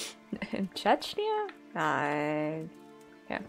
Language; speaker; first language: German; non-native, learner; English